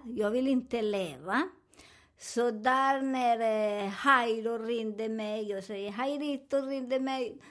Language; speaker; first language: Swedish; non-native, learner; Spanish